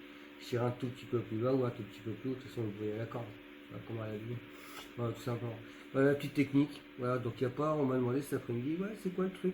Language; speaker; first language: French; native; French